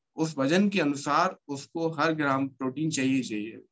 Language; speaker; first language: Hindi; native; Hindi